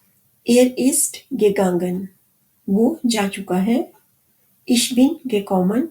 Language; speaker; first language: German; non-native, fluent; Urdu